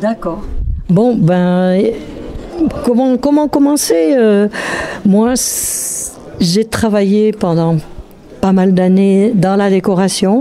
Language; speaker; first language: French; native; French